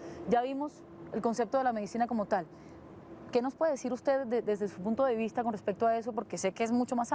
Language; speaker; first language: Spanish; native; Spanish